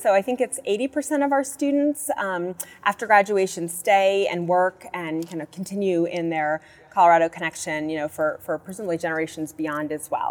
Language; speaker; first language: English; native; English